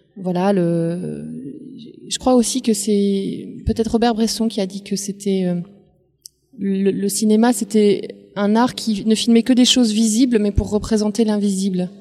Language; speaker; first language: French; native; French